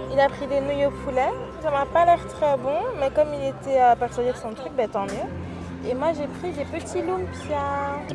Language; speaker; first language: French; native; French